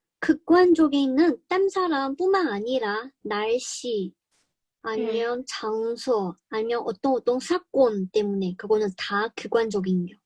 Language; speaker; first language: Korean; non-native, learner; Chinese